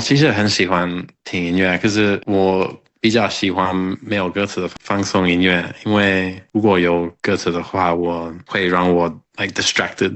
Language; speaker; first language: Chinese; non-native, fluent; English